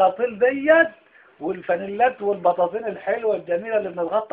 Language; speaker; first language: Arabic; native; Arabic